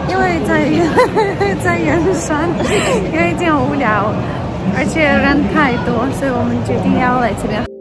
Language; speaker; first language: Chinese; non-native, fluent; Russian